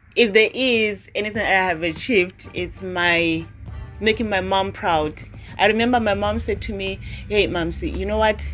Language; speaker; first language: English; non-native, local second language; Zulu